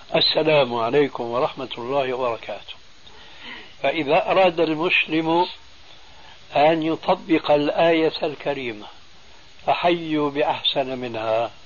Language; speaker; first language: Arabic; early bilingual, other home language; Albanian